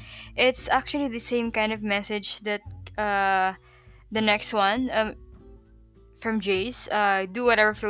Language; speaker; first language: English; non-native, local second language; Filipino